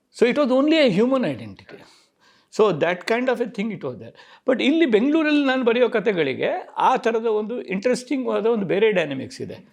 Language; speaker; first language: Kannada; non-native, local second language; Konkani